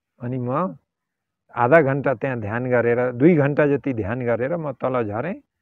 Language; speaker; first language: Nepali; native; Nepali